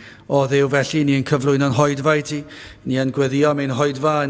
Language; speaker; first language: Welsh; native; Welsh